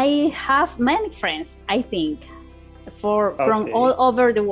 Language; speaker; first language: English; non-native, learner; Spanish